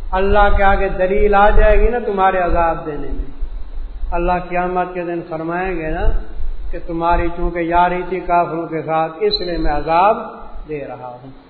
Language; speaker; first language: Urdu; non-native, local second language; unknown